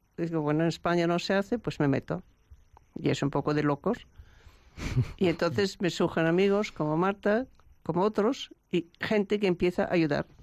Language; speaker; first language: Spanish; non-native, fluent; German